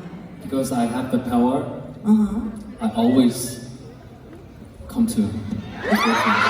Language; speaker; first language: English; non-native, learner; Korean